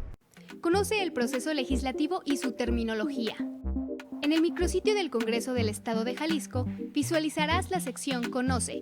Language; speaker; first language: Spanish; native; Spanish